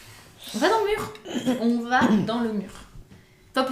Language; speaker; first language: French; native; French